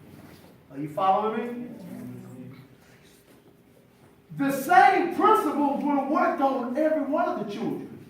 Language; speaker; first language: English; native; English